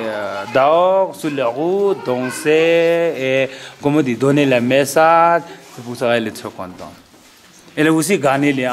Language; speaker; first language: French; non-native, learner; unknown